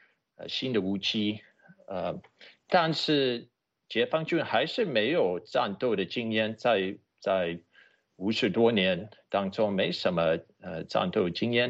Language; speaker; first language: Chinese; non-native, fluent; English